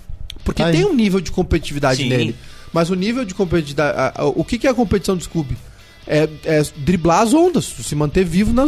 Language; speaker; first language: Portuguese; native; Portuguese